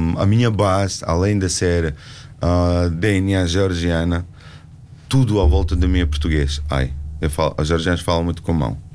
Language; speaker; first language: Portuguese; non-native, fluent; Georgian